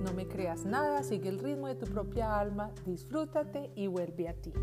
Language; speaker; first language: Spanish; native; Spanish